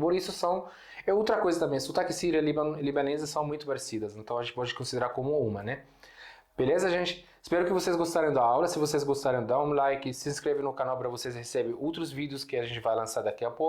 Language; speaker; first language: Portuguese; non-native, fluent; Arabic